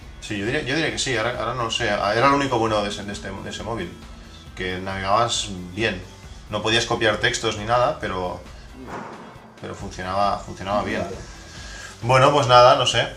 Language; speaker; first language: Spanish; native; Spanish